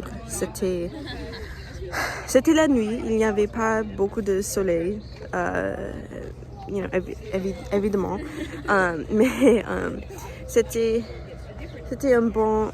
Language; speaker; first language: French; non-native, learner; English